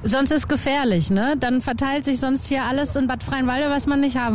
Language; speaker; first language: German; native; German